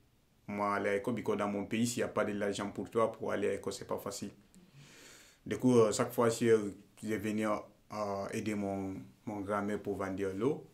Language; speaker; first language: French; non-native, learner; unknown